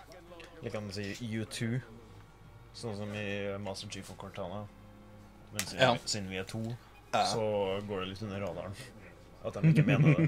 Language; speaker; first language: Norwegian; native; Norwegian